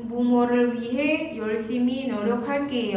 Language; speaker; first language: Korean; non-native, fluent; Indonesian